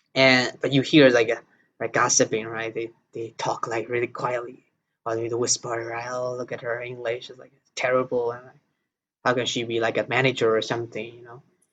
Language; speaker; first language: English; non-native, fluent; Burmese